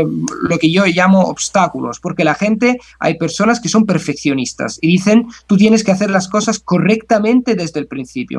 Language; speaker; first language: Spanish; non-native, fluent; Italian